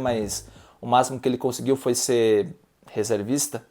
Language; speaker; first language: Portuguese; native; Portuguese